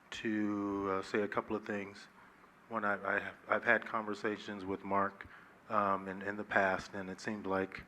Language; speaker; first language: English; native; English